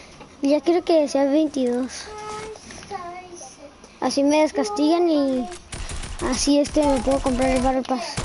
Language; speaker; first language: Spanish; native; Spanish